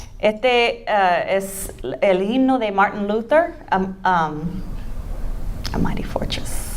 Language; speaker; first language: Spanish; non-native, fluent; English